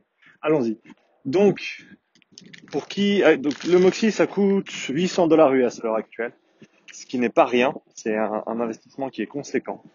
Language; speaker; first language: French; native; French